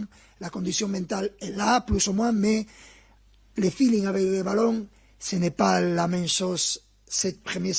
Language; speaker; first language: French; non-native, fluent; Spanish